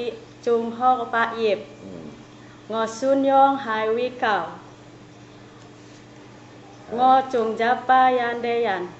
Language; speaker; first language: Cantonese; non-native, learner; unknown